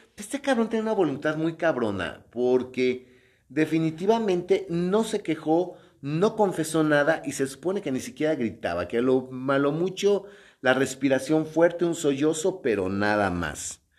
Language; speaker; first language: Spanish; native; Spanish